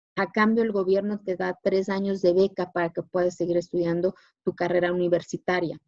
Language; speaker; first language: Spanish; non-native, local second language; Zapotec